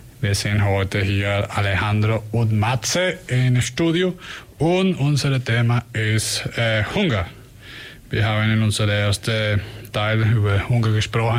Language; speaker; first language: German; non-native, learner; Spanish